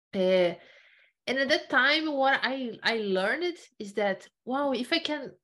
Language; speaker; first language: English; non-native, fluent; Portuguese